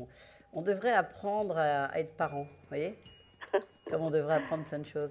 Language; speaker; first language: French; native; French